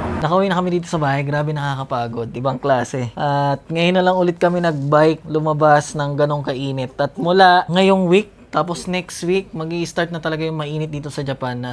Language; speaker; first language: Filipino; native; Filipino